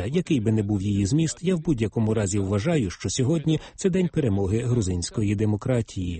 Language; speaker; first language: Ukrainian; native; Ukrainian